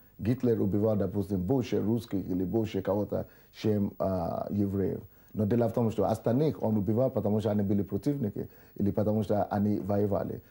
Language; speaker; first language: Russian; non-native, fluent; Yoruba